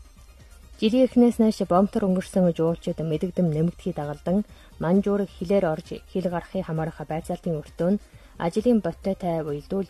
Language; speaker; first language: Mongolian; native; Mongolian